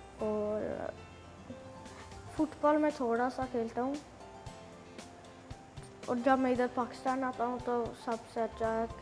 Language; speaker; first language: Hindi; early bilingual, heritage; Hindi